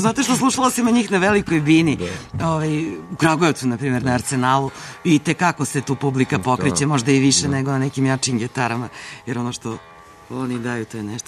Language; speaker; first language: Serbian; native; Serbian